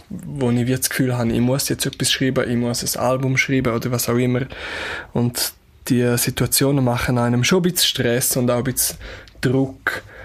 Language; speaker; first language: German; non-native, local second language; Romansh